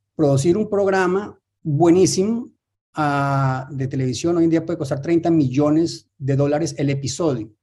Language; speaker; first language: Spanish; native; Spanish